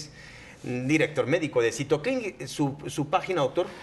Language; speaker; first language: Spanish; native; Spanish